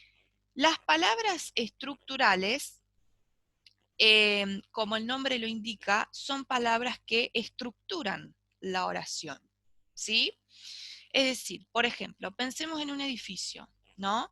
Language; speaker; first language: Spanish; native; Spanish